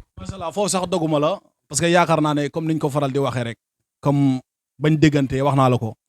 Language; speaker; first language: Wolof; native; Wolof